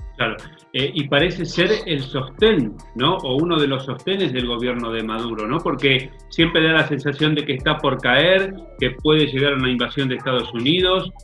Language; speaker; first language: Spanish; native; Spanish